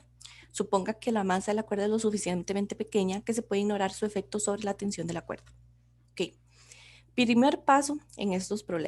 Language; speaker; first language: Spanish; native; Spanish